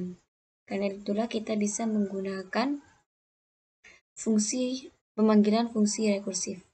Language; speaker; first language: Indonesian; native; Indonesian